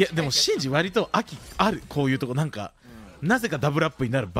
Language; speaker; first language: Japanese; native; Japanese